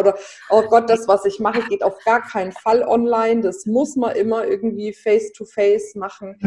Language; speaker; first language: German; native; German